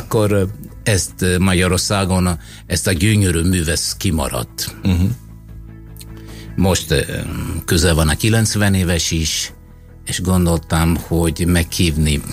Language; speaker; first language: Hungarian; non-native, fluent; Italian